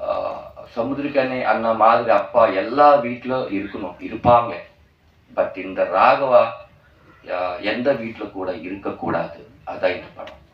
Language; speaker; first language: Tamil; non-native, learner; Telugu